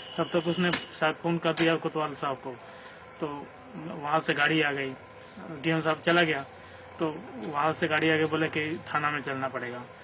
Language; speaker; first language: Hindi; native; Hindi